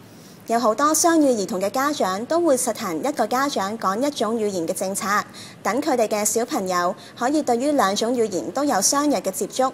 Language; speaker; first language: Chinese; non-native, local second language; Cantonese